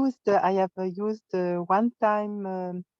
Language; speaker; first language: English; non-native, learner; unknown